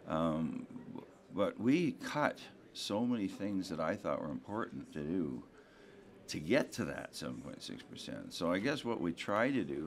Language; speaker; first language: English; native; English